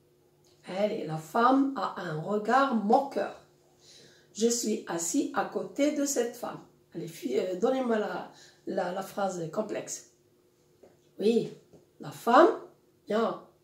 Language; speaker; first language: French; non-native, local second language; Arabic